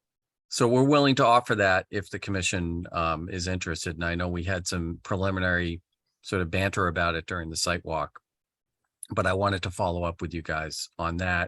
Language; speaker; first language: English; native; English